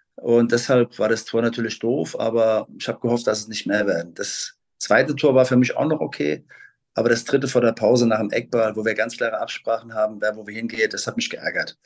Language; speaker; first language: German; native; German